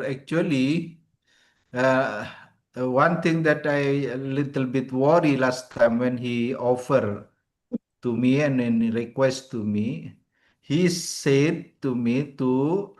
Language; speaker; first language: English; non-native, learner; Indonesian